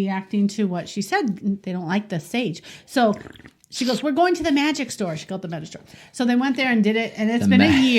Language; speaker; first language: English; native; English